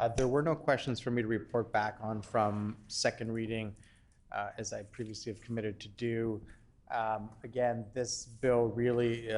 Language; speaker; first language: English; native; English